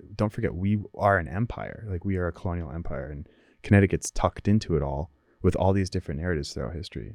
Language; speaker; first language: English; native; English